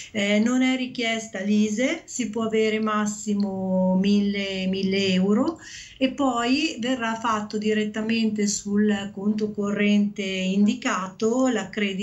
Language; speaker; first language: Italian; native; Italian